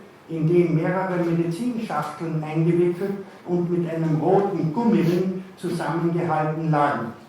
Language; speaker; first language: German; native; German